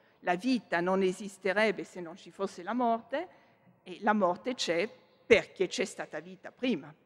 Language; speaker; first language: Italian; non-native, fluent; French